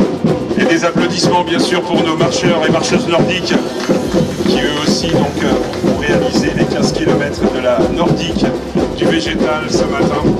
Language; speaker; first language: French; native; French